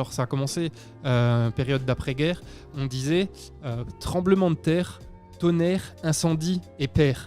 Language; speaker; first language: French; native; French